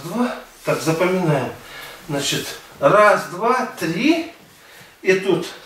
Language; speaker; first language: Russian; native; Russian